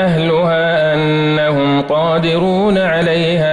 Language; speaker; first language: Arabic; native; Arabic